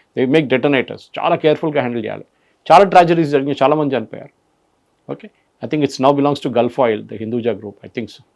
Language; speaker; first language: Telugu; non-native, fluent; Malayalam